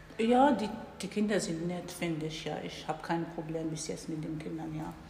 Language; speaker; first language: German; non-native, learner; Arabic